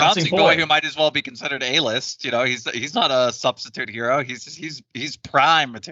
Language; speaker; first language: English; native; English